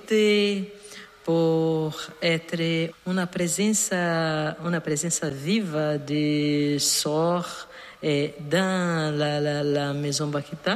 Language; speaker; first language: French; non-native, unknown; Portuguese